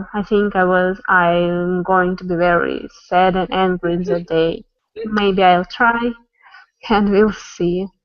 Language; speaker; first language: English; non-native, learner; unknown